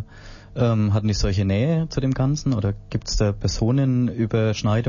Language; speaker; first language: German; native; German